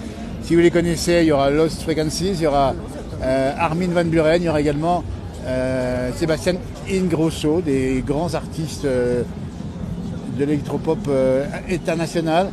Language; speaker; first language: French; native; French